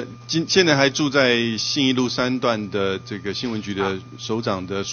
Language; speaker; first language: Chinese; native; Chinese